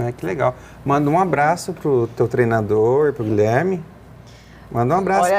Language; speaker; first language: Portuguese; native; Portuguese